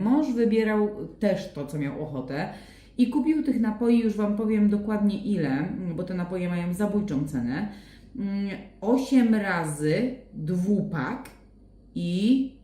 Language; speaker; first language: Polish; native; Polish